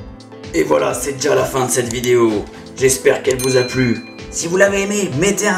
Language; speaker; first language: French; native; French